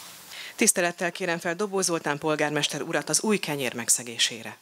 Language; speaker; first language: Hungarian; native; Hungarian